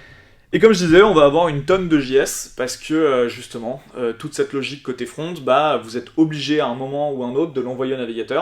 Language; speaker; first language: French; native; French